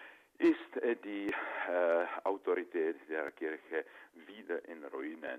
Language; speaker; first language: German; non-native, fluent; Czech